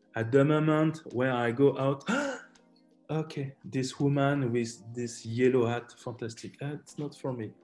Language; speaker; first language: English; non-native, learner; French